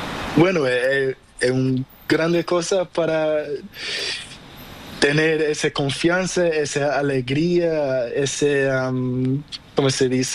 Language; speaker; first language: Spanish; non-native, learner; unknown